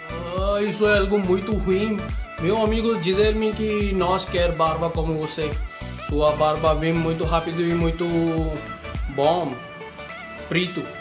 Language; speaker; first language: Portuguese; non-native, learner; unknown